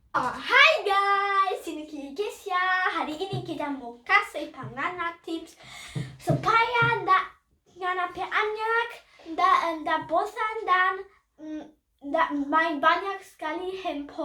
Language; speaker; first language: Indonesian; early bilingual, heritage; Indonesian